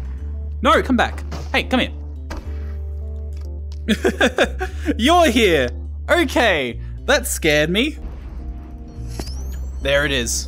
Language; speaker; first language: English; native; English